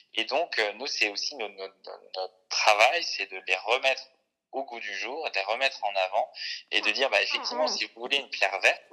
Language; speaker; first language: French; native; French